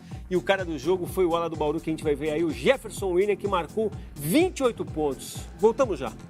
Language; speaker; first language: Portuguese; native; Portuguese